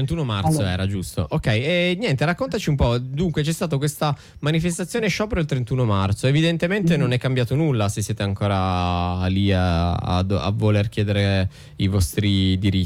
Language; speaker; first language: Italian; native; Italian